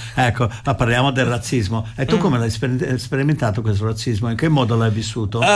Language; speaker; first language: Italian; native; Italian